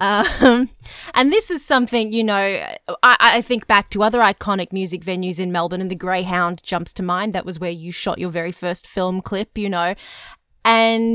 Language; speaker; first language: English; native; English